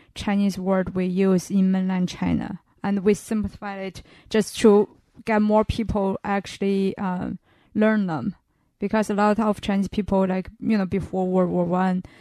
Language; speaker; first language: English; non-native, fluent; Chinese